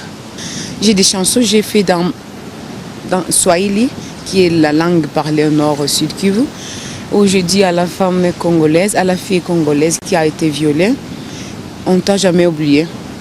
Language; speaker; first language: French; non-native, local second language; Swahili